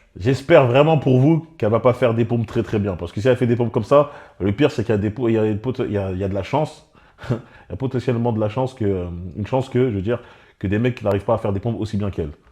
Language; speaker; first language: French; native; French